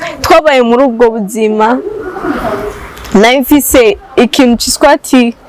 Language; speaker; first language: Rundi; non-native, local second language; Swahili